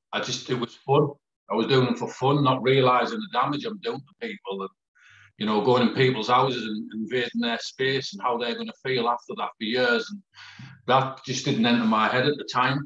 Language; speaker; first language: English; native; English